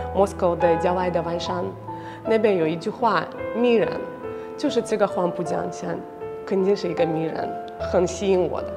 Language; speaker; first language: Chinese; non-native, fluent; Russian